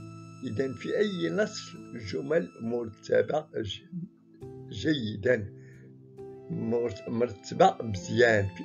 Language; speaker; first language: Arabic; native; Arabic